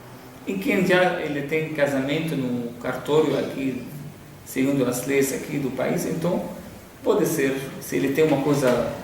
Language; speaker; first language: Portuguese; non-native, fluent; Arabic